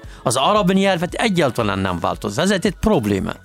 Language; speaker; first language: Hungarian; non-native, learner; Arabic